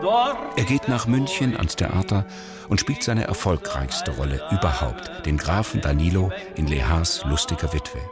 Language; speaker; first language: German; native; German